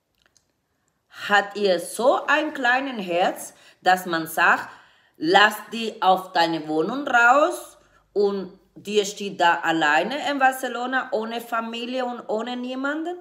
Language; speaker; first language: German; non-native, fluent; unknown